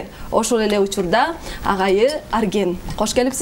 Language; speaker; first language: Kyrgyz; native; Kyrgyz